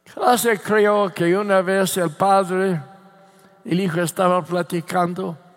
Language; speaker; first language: Spanish; non-native, fluent; English